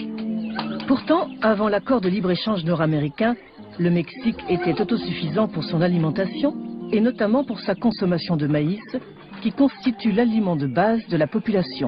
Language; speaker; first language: French; native; French